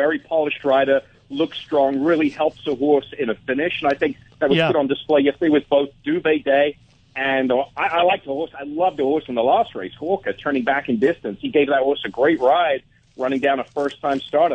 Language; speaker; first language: English; native; English